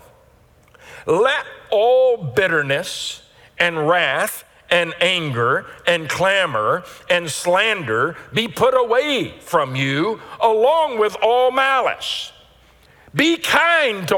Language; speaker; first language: English; native; English